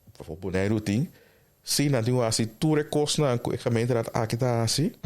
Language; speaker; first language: Dutch; non-native, local second language; Papiamento